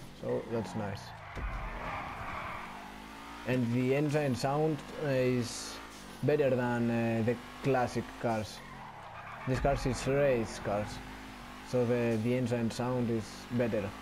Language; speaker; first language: English; non-native, learner; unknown